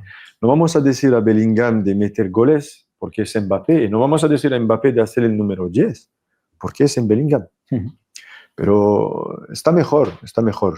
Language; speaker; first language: Spanish; non-native, fluent; French